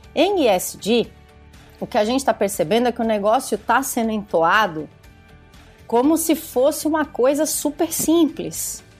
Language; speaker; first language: Portuguese; native; Portuguese